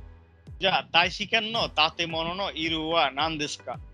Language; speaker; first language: Japanese; non-native, fluent; Bangla